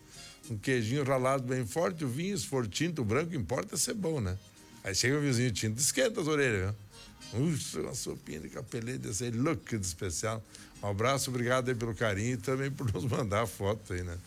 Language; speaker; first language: Portuguese; native; Portuguese